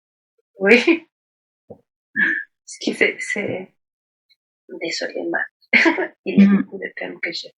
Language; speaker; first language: French; non-native, learner; Spanish